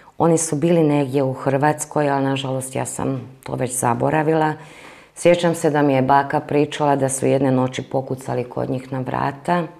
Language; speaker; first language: Croatian; non-native, local second language; Hungarian